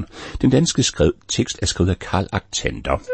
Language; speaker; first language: Danish; native; Danish